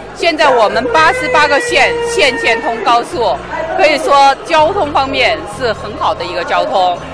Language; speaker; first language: Chinese; native; Chinese